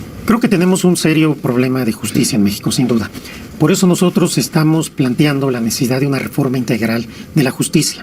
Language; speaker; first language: Spanish; native; Spanish